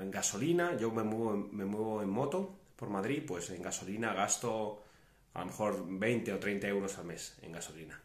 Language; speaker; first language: Spanish; native; Spanish